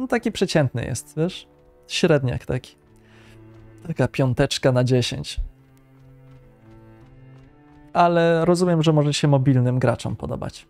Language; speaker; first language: Polish; native; Polish